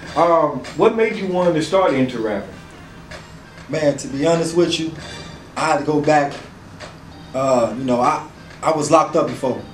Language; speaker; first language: English; native; English